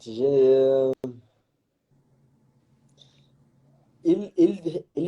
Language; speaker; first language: French; non-native, learner; Portuguese